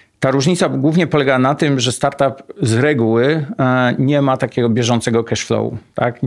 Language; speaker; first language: Polish; native; Polish